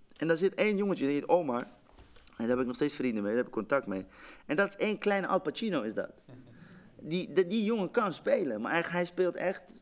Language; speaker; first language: Dutch; early bilingual, other home language; Persian